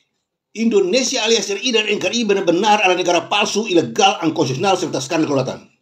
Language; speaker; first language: Indonesian; native; Indonesian